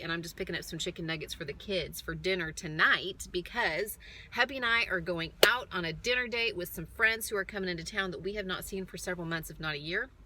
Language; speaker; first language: English; native; English